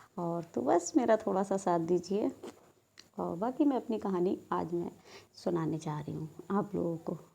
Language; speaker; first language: Hindi; non-native, local second language; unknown